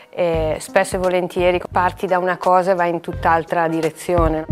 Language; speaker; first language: Italian; native; Italian